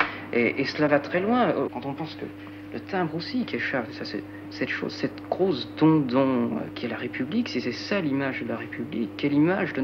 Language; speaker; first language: French; native; French